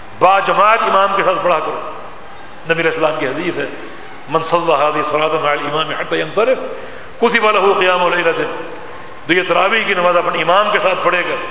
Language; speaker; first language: Urdu; non-native, local second language; Punjabi